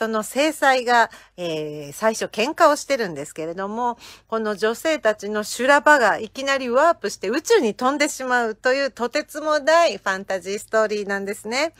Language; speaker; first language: Japanese; native; Japanese